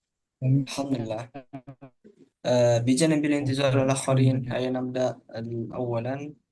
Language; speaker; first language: Arabic; non-native, fluent; Indonesian